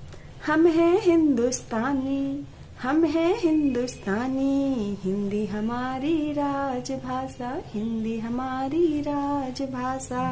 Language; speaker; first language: Hindi; native; Hindi